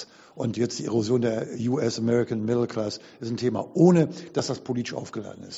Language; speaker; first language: German; native; German